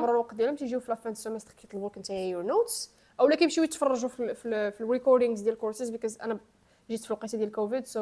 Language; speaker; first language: Arabic; native; Arabic